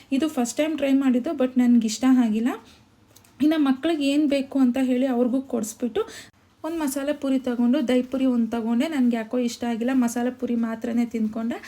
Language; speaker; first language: Kannada; native; Kannada